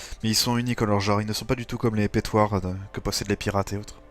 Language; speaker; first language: French; native; French